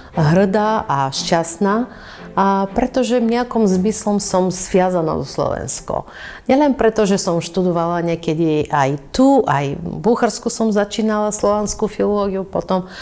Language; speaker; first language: Slovak; non-native, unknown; Bulgarian